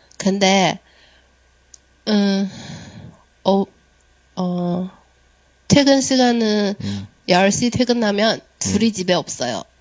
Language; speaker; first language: Korean; non-native, learner; Chinese